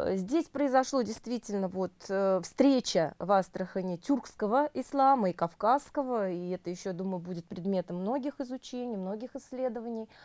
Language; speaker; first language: Russian; native; Russian